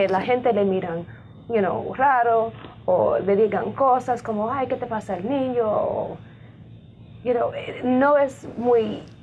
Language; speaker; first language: Spanish; early bilingual, heritage; Spanish